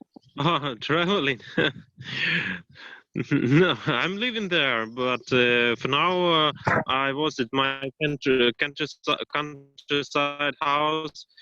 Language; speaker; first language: English; non-native, learner; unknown